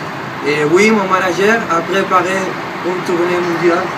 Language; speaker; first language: French; non-native, learner; Spanish